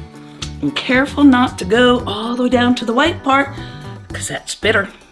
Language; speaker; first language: English; native; English